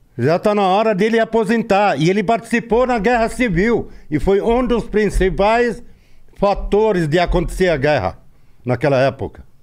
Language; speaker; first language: Portuguese; non-native, fluent; Arabic